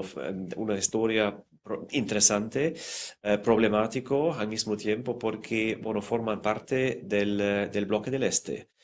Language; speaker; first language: Spanish; non-native, fluent; German